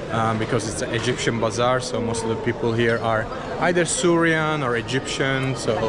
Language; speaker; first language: English; non-native, fluent; Azerbaijani